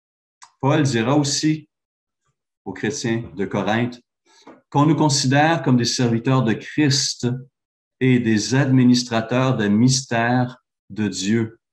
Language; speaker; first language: French; native; French